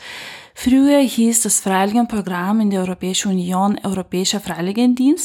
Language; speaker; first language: German; non-native, fluent; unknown